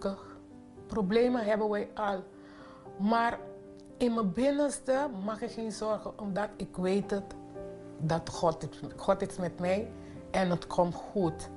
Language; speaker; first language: Dutch; non-native, local second language; Papiamento